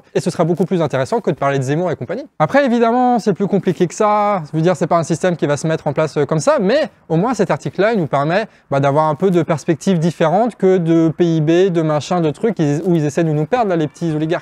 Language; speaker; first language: French; native; French